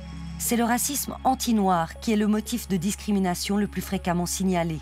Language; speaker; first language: French; native; French